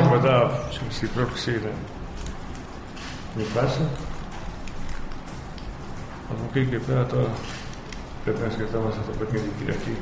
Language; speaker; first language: Greek; non-native, learner; Spanish